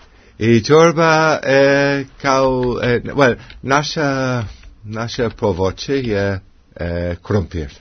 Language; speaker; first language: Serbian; non-native, learner; English